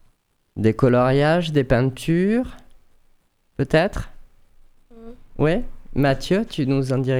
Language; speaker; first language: French; native; French